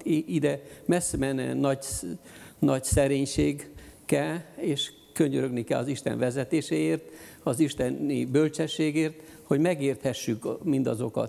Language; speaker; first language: Hungarian; native; Hungarian